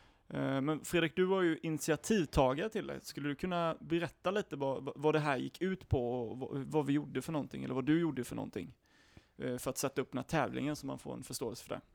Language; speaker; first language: Swedish; native; Swedish